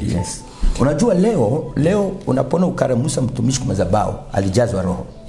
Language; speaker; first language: Swahili; non-native, local second language; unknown